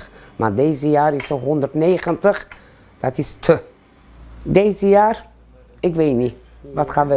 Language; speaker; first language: Dutch; non-native, learner; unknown